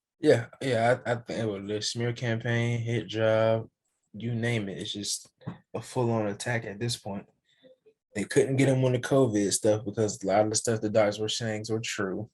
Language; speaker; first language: English; native; English